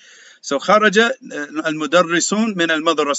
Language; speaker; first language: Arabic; non-native, fluent; English